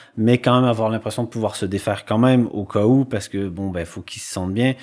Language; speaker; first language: French; native; French